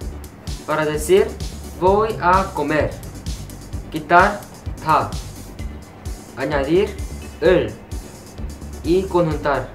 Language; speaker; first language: Spanish; non-native, fluent; Korean